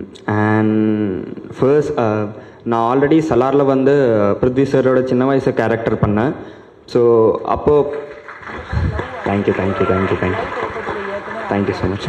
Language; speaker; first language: Tamil; non-native, learner; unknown